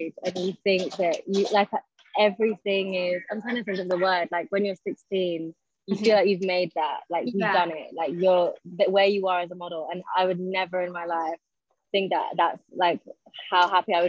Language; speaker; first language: English; native; English